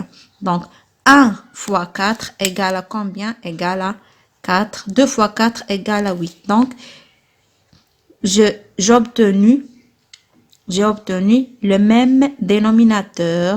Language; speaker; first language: French; non-native, local second language; Arabic